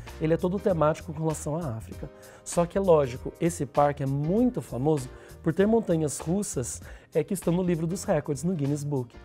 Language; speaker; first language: Portuguese; native; Portuguese